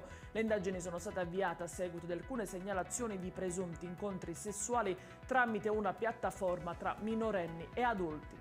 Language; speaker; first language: Italian; native; Italian